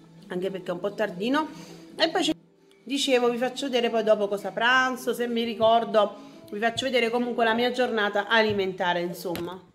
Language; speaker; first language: Italian; native; Italian